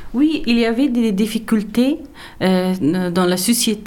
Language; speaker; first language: French; non-native, learner; Persian